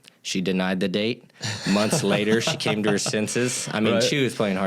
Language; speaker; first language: English; native; English